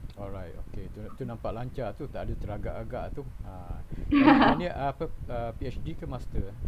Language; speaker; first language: Malay; native; Malay